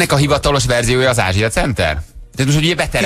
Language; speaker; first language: Hungarian; native; Hungarian